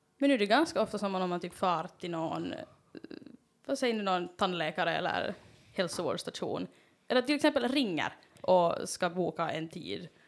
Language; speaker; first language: Swedish; native; Swedish